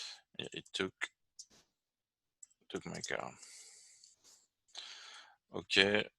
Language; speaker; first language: English; non-native, fluent; French